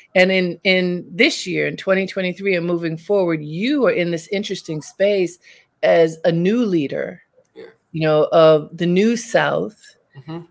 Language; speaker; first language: English; native; English